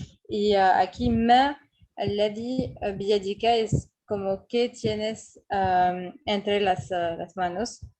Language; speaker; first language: Spanish; non-native, fluent; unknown